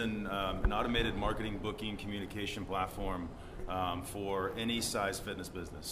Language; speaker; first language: English; native; English